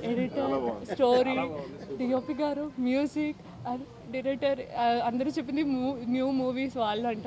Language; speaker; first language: Telugu; non-native, learner; Malayalam